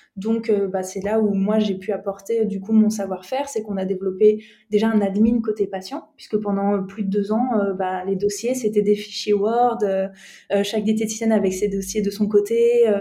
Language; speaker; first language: French; native; French